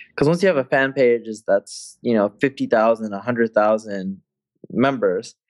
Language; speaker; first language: English; native; English